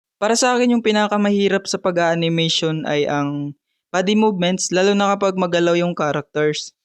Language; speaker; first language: Filipino; non-native, local second language; Bikol